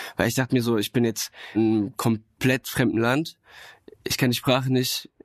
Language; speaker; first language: German; non-native, fluent; Arabic